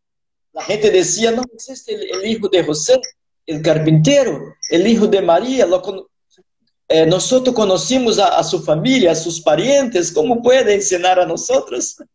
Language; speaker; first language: Spanish; non-native, fluent; Portuguese